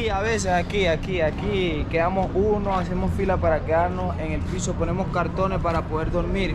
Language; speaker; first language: Spanish; native; Spanish